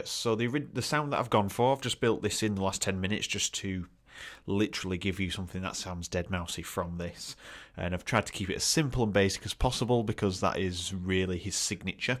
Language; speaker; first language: English; native; English